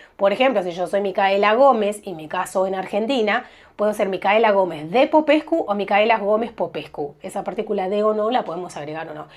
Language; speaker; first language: Spanish; native; Spanish